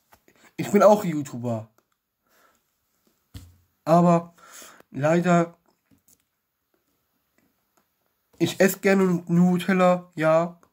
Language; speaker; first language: German; non-native, learner; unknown